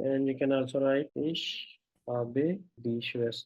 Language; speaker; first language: German; non-native, fluent; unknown